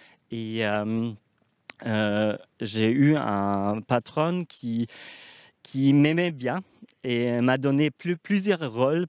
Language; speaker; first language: French; non-native, fluent; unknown